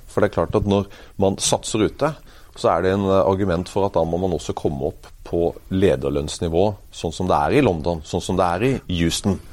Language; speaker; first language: Norwegian; native; Norwegian